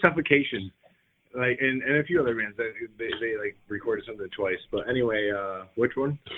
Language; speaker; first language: English; native; English